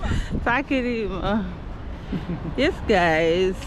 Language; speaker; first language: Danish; non-native, learner; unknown